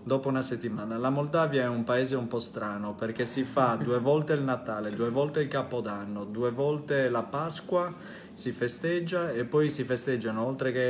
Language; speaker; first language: Italian; native; Italian